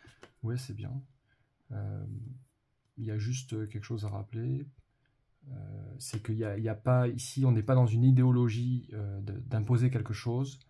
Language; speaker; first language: French; native; French